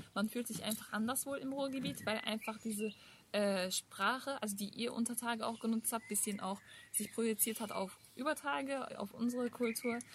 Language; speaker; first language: German; early bilingual, other home language; Turkish